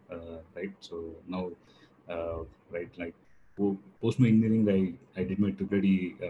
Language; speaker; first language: English; non-native, local second language; Telugu